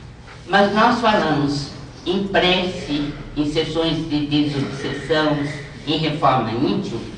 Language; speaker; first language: Portuguese; native; Portuguese